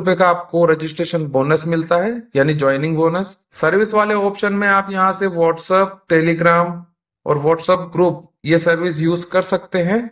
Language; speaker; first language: Hindi; native; Hindi